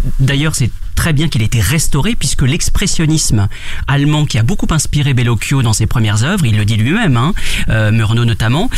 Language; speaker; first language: French; native; French